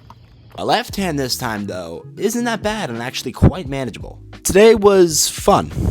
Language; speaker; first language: English; native; English